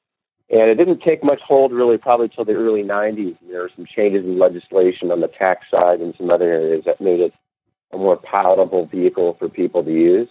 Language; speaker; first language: English; native; English